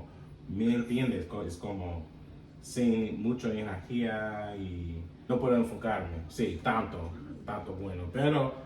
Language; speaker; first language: Spanish; non-native, learner; English